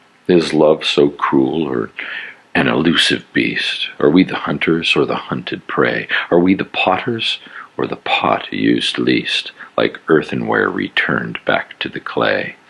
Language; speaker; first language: English; native; English